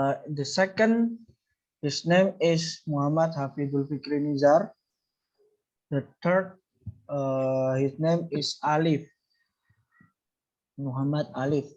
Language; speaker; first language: English; non-native, learner; Indonesian